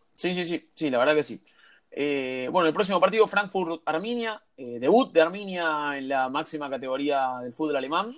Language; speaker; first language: Spanish; native; Spanish